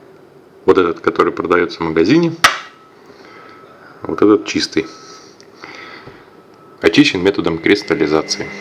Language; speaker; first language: Russian; native; Russian